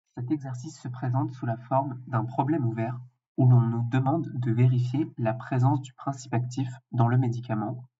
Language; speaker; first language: French; native; French